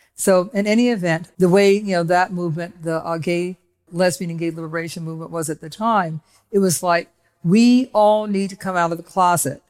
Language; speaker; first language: English; native; English